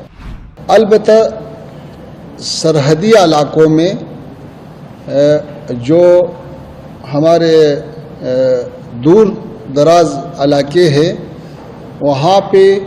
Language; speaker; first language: Hindi; non-native, fluent; Pashto